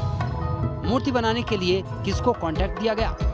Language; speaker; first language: Hindi; native; Hindi